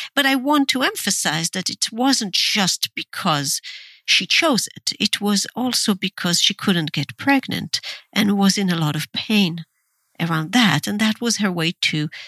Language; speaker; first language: English; non-native, fluent; Hebrew